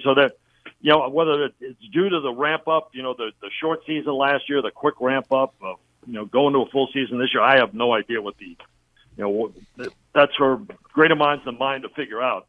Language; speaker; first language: English; native; English